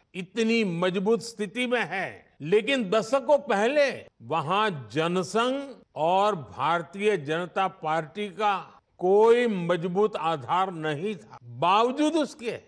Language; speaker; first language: Hindi; non-native, local second language; Gujarati